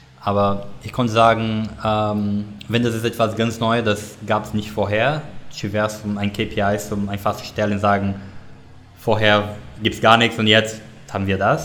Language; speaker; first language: German; non-native, learner; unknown